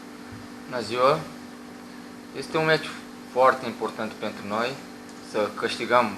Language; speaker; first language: Romanian; non-native, fluent; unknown